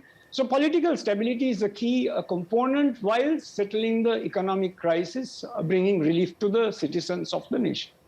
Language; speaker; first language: English; non-native, local second language; Sinhala